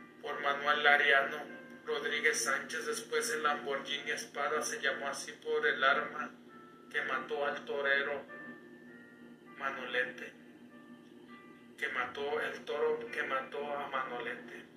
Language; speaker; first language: Spanish; native; Spanish